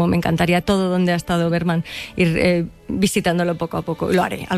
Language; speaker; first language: Spanish; native; Spanish